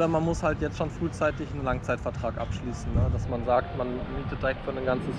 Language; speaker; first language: German; native; German